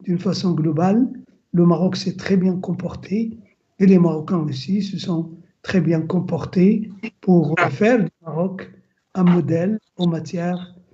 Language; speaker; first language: French; non-native, local second language; Arabic